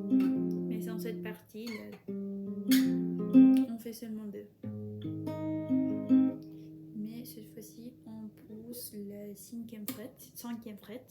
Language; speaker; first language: French; non-native, fluent; Spanish